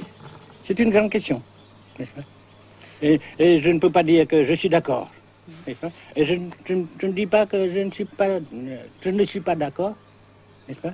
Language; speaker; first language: French; non-native, fluent; Vietnamese